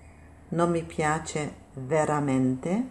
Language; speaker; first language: Italian; non-native, fluent; English